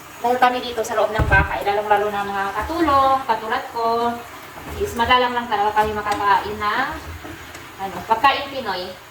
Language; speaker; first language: Filipino; non-native, local second language; Cebuano